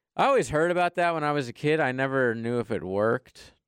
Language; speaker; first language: English; native; English